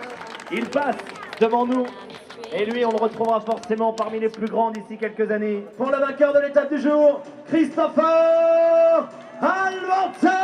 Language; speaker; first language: French; native; French